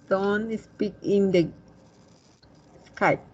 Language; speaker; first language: English; non-native, learner; Spanish